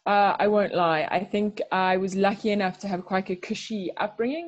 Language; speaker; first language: English; native; English